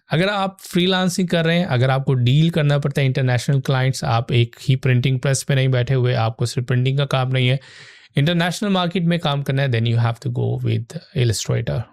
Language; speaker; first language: Urdu; native; Urdu